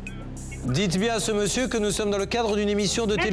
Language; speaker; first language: French; native; French